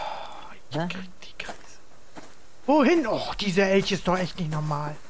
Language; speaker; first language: German; native; German